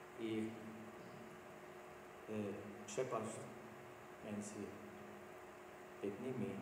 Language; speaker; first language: Polish; non-native, learner; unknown